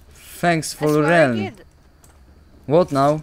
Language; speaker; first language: English; non-native, learner; Polish